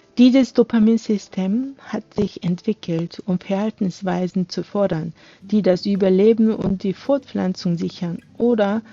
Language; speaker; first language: German; non-native, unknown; Korean